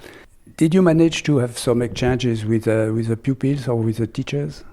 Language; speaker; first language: English; non-native, fluent; French